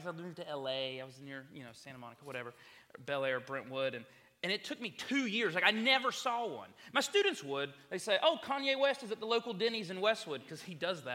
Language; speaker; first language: English; native; English